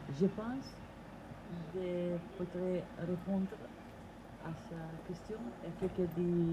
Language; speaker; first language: French; non-native, fluent; Italian